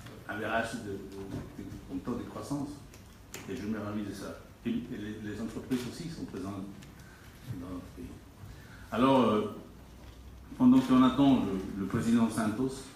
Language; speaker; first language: French; non-native, fluent; Spanish